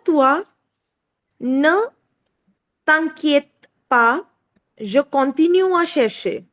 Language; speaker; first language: French; non-native, learner; Hindi